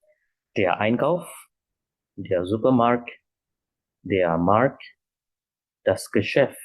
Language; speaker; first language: German; non-native, fluent; Indonesian